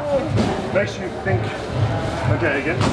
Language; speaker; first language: English; native; English